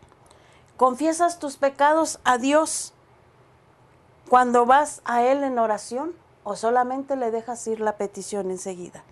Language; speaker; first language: Spanish; native; Spanish